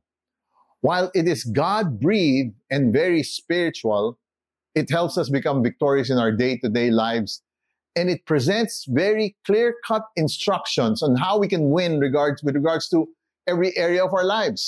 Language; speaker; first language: English; non-native, local second language; Filipino